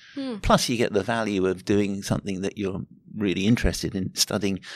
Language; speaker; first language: English; native; English